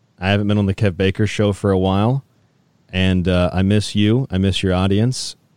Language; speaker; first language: English; native; English